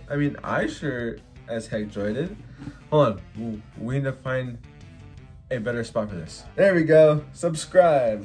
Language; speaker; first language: English; native; English